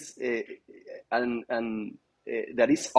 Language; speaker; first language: English; non-native, fluent; Spanish